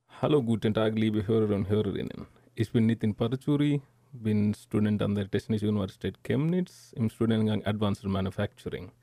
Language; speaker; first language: German; non-native, learner; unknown